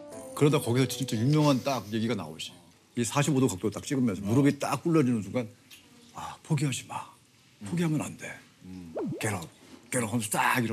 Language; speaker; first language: Korean; native; Korean